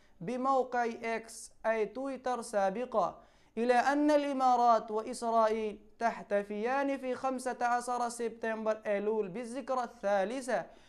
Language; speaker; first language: Arabic; non-native, fluent; Urdu